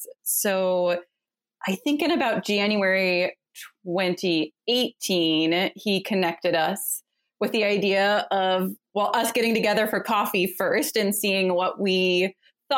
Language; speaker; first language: English; native; English